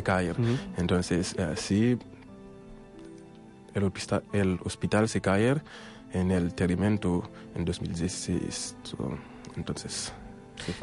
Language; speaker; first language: Spanish; non-native, local second language; Haitian Creole